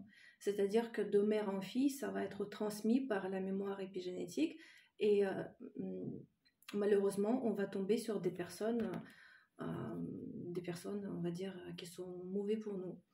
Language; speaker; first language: French; non-native, fluent; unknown